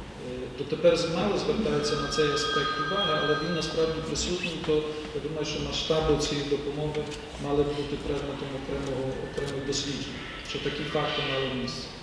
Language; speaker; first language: Ukrainian; native; Ukrainian